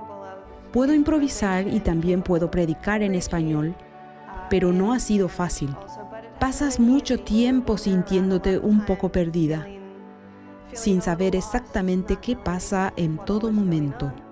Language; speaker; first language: Spanish; non-native, fluent; English